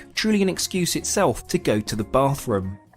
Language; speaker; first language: English; native; English